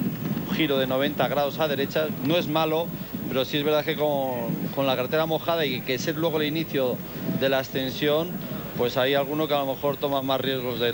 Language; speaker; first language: Spanish; native; Spanish